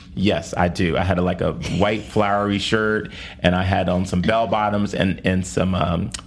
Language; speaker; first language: English; native; English